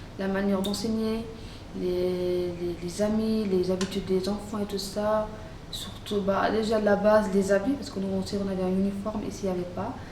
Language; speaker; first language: French; non-native, fluent; Arabic